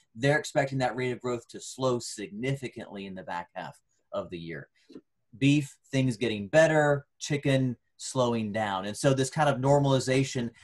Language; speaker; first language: English; native; English